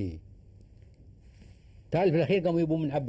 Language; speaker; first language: Arabic; native; Arabic